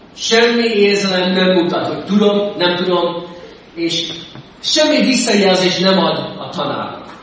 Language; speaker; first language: Hungarian; non-native, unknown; English